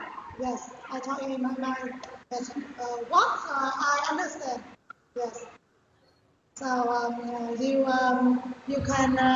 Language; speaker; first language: English; non-native, learner; Vietnamese